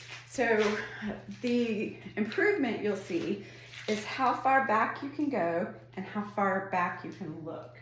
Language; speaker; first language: English; native; English